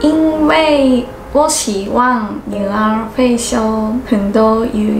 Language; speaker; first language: Chinese; non-native, learner; Japanese